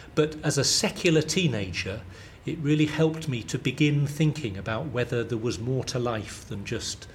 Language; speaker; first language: English; native; English